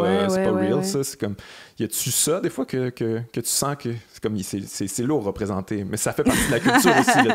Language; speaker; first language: French; native; French